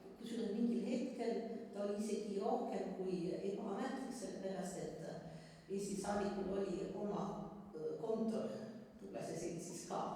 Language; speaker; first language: Estonian; non-native, fluent; French